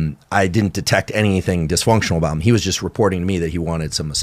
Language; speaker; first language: English; native; English